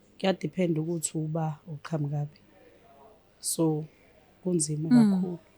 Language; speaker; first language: Zulu; native; Zulu